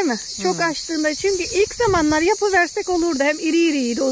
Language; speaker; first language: Turkish; native; Turkish